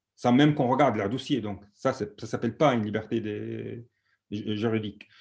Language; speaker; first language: French; non-native, fluent; Arabic